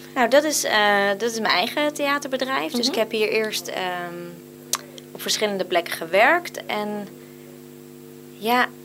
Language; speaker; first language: Dutch; native; Dutch